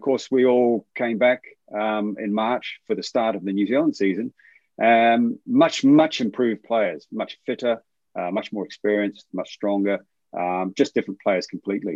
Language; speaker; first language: English; native; English